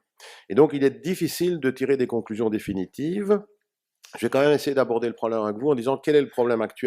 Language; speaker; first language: French; native; French